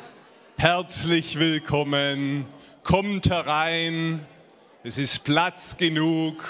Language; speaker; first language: German; native; German